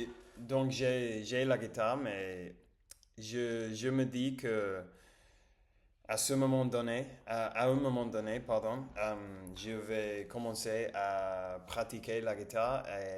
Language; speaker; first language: French; non-native, learner; Spanish